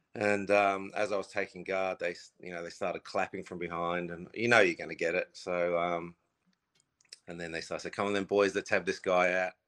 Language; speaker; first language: English; native; English